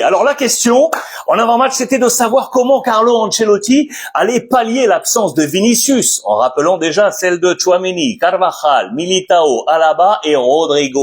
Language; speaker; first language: French; native; French